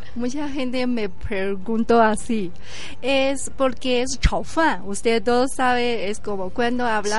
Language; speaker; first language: Spanish; non-native, learner; Chinese